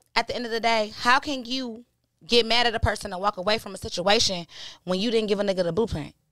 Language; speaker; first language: English; native; English